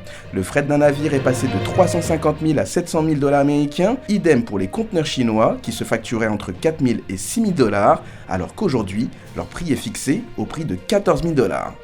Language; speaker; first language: French; non-native, local second language; Haitian Creole